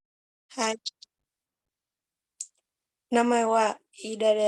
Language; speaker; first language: Japanese; non-native, learner; Indonesian